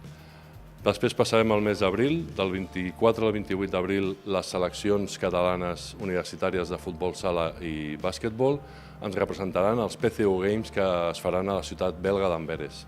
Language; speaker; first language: Catalan; native; Catalan